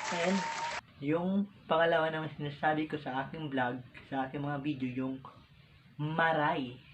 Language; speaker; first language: Filipino; non-native, local second language; Bikol